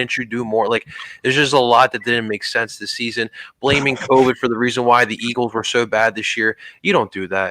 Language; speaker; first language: English; native; English